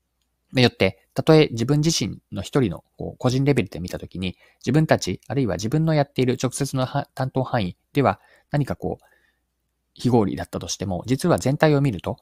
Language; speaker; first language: Japanese; native; Japanese